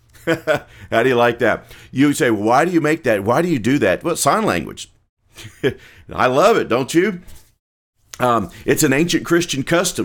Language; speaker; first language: English; native; English